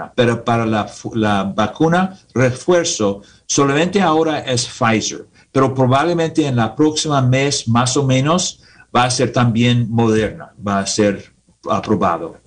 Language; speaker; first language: Spanish; non-native, learner; English